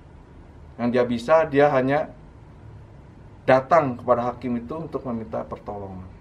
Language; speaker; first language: Indonesian; native; Indonesian